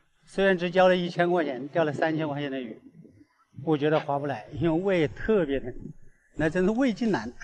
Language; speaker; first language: Chinese; native; Chinese